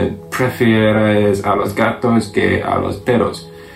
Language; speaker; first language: Spanish; non-native, learner; English